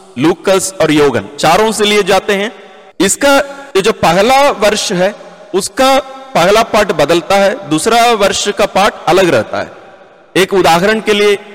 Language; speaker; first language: Hindi; non-native, local second language; Malayalam